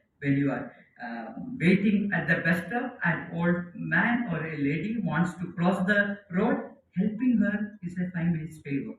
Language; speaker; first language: English; non-native, local second language; Malayalam